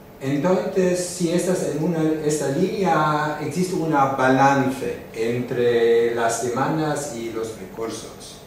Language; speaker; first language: Spanish; non-native, fluent; German